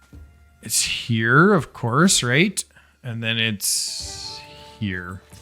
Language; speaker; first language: English; native; English